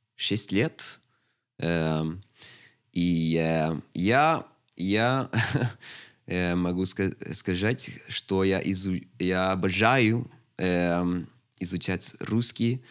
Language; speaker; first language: Russian; non-native, learner; Swedish